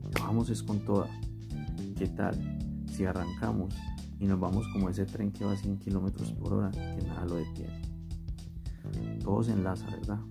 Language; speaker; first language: Spanish; native; Spanish